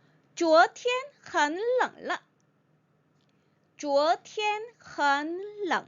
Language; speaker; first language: Chinese; non-native, fluent; Korean